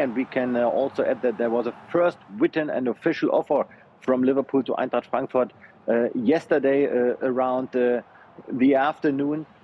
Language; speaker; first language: English; non-native, fluent; German